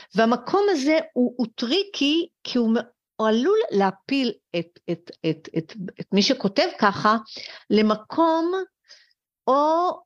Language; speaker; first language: Hebrew; early bilingual, other home language; French